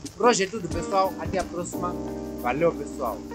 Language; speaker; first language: Portuguese; native; Portuguese